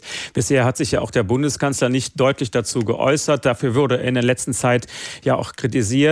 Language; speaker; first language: German; native; German